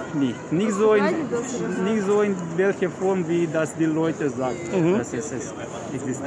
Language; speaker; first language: German; non-native, learner; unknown